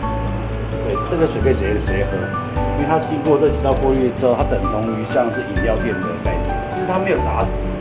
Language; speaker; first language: Chinese; native; Chinese